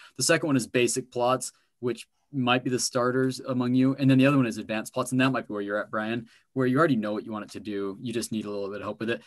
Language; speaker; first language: English; native; English